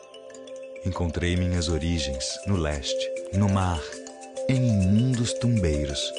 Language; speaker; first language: Portuguese; native; Portuguese